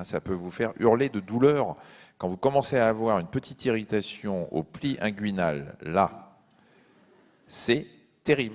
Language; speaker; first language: French; native; French